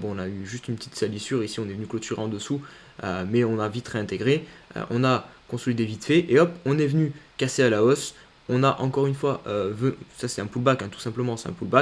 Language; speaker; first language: French; native; French